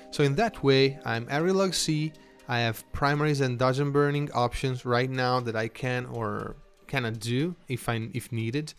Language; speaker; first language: English; non-native, fluent; Italian